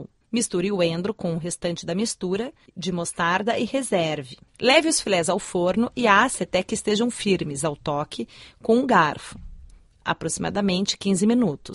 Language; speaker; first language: Portuguese; native; Portuguese